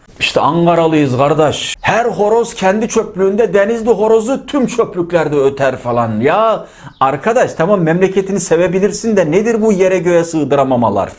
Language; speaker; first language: Turkish; native; Turkish